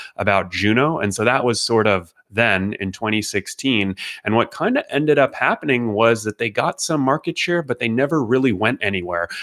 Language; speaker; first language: English; native; English